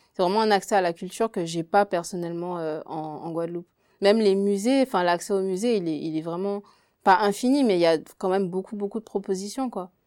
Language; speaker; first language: French; native; French